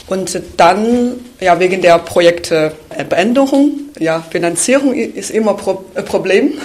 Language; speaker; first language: German; non-native, fluent; Chinese